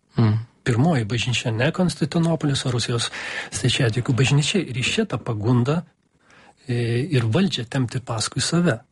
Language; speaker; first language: Lithuanian; non-native, local second language; Russian